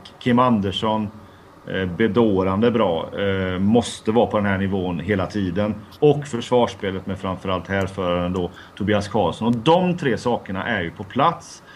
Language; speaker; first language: Swedish; native; Swedish